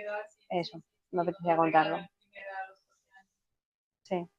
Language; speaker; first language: Spanish; native; Spanish